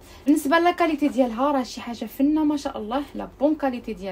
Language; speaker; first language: Arabic; native; Arabic